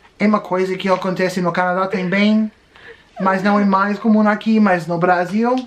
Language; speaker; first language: Portuguese; non-native, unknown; English